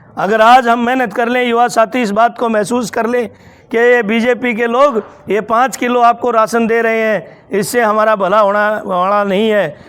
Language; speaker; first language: Hindi; native; Hindi